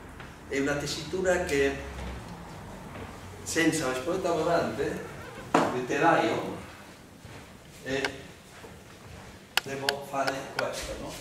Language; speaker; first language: Italian; non-native, learner; Spanish